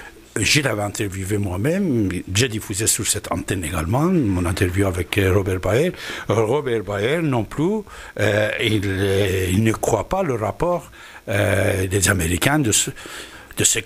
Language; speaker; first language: French; non-native, fluent; Persian